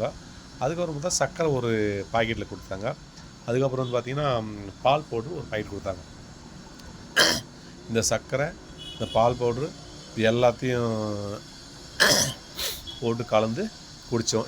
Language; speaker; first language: Tamil; native; Tamil